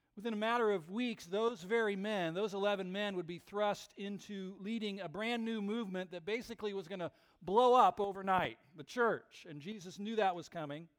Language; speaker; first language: English; native; English